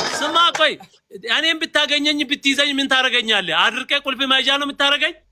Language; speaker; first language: Amharic; non-native, local second language; Oromo